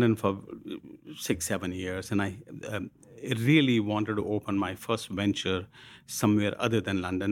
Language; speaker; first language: English; non-native, local second language; Hindi